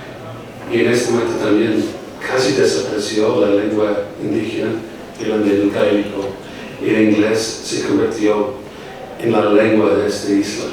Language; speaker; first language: Spanish; non-native, fluent; English